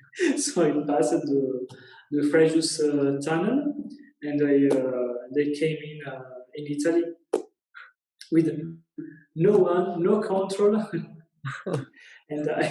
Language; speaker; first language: English; non-native, learner; Italian